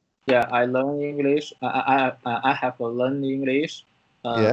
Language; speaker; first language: English; non-native, learner; Chinese